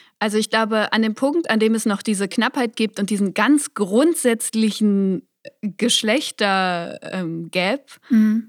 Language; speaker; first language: German; native; German